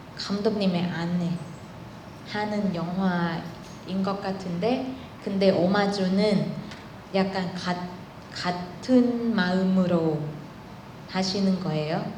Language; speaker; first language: Korean; non-native, learner; Thai